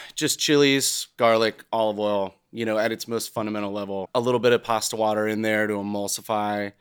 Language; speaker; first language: English; native; English